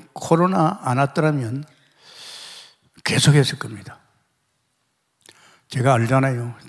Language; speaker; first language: Korean; native; Korean